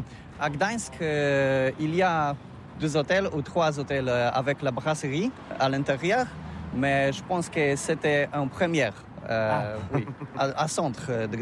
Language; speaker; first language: French; non-native, learner; Polish